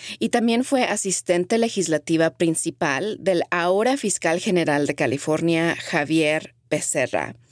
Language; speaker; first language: Spanish; early bilingual, heritage; Spanish